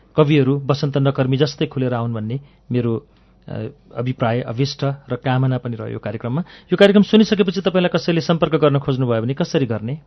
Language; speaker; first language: Nepali; native; Nepali